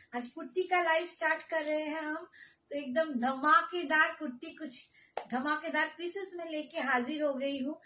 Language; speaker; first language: Hindi; non-native, local second language; Bangla